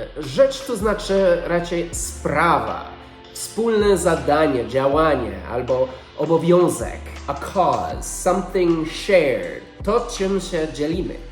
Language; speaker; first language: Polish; non-native, fluent; English